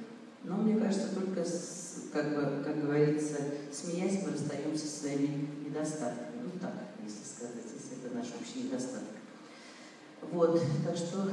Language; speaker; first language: Russian; native; Russian